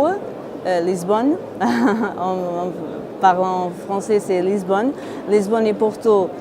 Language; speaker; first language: French; non-native, fluent; Portuguese